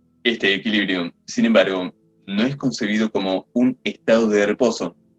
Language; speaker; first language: Spanish; native; Spanish